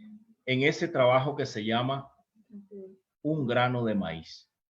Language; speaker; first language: Spanish; native; Spanish